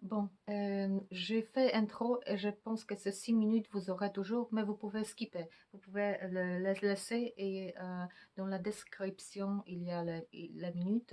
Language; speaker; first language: French; non-native, fluent; Polish